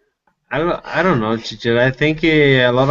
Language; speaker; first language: English; non-native, learner; Portuguese